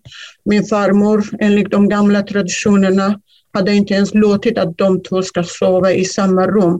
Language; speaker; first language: Swedish; non-native, fluent; Kurdish